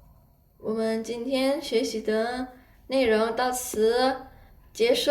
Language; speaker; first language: Chinese; non-native, fluent; Indonesian